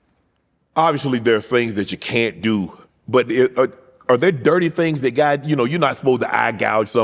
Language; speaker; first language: English; native; English